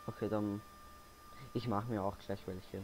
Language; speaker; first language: German; native; German